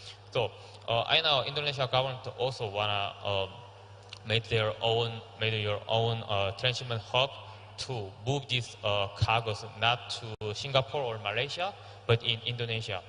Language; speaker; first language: English; non-native, learner; Korean